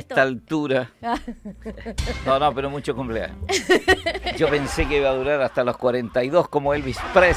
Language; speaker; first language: Spanish; native; Spanish